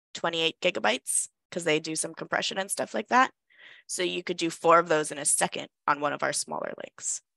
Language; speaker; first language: English; native; English